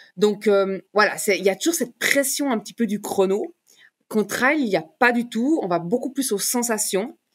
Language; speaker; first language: French; native; French